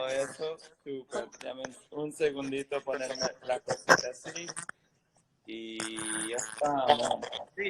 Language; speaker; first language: Spanish; non-native, fluent; English